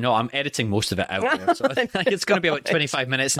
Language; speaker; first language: English; native; English